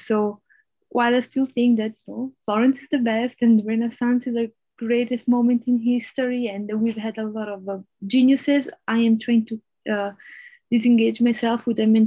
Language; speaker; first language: English; non-native, fluent; Italian